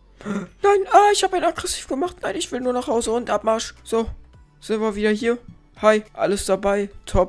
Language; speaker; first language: German; native; German